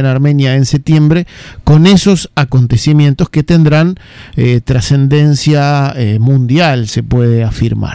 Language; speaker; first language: Spanish; native; Spanish